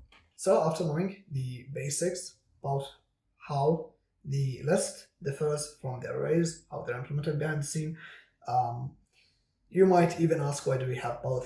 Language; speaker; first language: English; non-native, fluent; Arabic